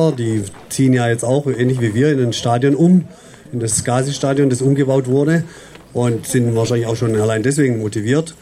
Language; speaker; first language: German; native; German